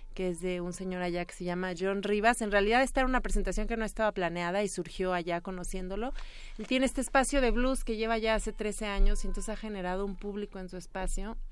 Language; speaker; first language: Spanish; native; Spanish